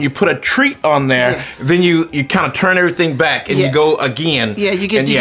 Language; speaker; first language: English; native; English